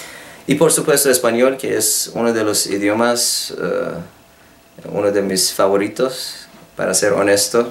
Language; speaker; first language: Spanish; non-native, fluent; Persian